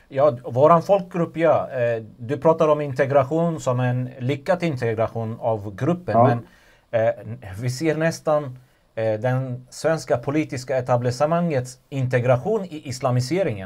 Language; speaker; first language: Swedish; non-native, fluent; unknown